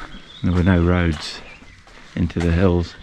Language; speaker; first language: English; native; English